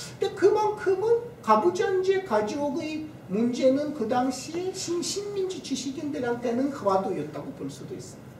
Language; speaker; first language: Korean; non-native, fluent; Russian